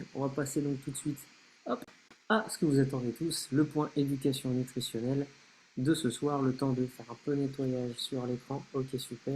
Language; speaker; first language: French; native; French